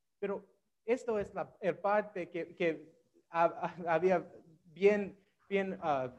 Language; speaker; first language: Spanish; non-native, learner; English